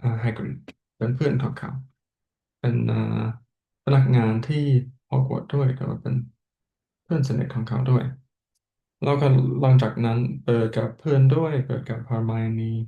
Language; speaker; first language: Thai; non-native, learner; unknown